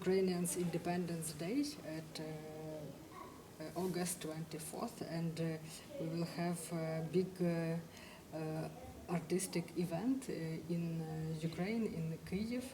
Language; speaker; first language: English; non-native, fluent; Ukrainian